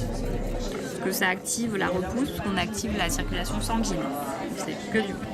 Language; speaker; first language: French; native; French